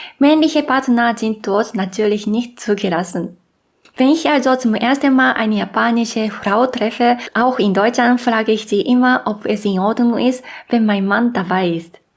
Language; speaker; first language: German; non-native, fluent; Japanese